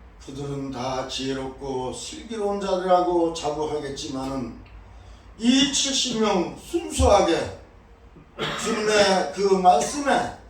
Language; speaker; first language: Korean; native; Korean